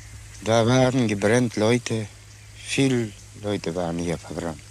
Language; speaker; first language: German; non-native, learner; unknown